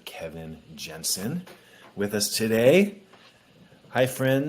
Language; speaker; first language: English; native; English